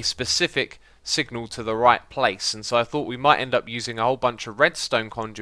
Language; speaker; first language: English; native; English